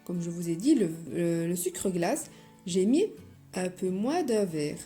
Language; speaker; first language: French; non-native, local second language; Arabic